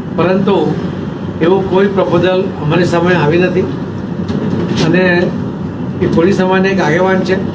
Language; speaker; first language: Gujarati; non-native, local second language; Marathi